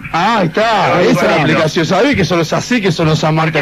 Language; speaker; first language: Spanish; native; Spanish